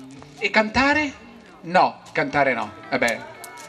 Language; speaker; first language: Italian; native; Italian